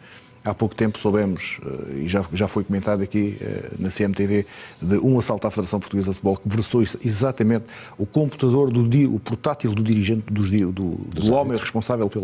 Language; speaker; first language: Portuguese; native; Portuguese